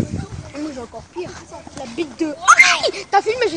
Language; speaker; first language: French; native; French